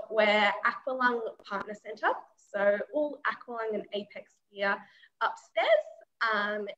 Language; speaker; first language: English; native; English